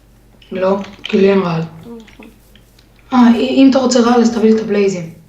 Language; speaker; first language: Hebrew; native; Hebrew